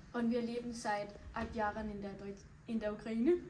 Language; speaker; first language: German; non-native, learner; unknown